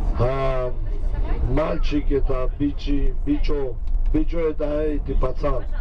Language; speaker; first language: Russian; non-native, local second language; Georgian